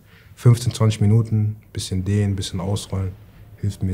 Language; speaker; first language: German; native; German